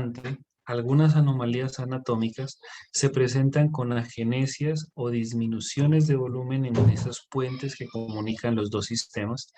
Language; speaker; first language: Spanish; native; Spanish